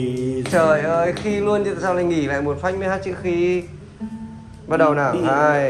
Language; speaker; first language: Vietnamese; native; Vietnamese